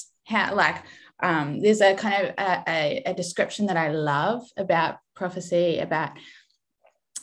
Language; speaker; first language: English; native; English